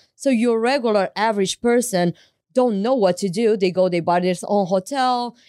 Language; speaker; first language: English; non-native, fluent; Romanian